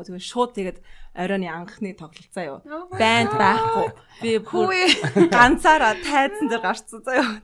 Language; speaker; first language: Mongolian; early bilingual, heritage; Mongolian